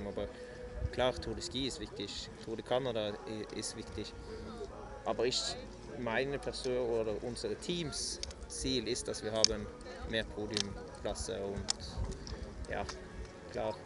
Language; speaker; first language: German; non-native, learner; Norwegian